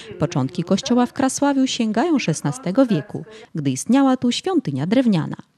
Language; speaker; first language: Polish; early bilingual, heritage; Polish